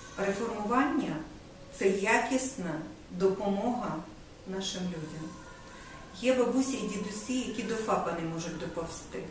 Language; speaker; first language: Ukrainian; native; Ukrainian